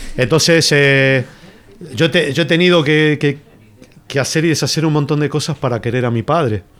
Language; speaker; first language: Spanish; native; Spanish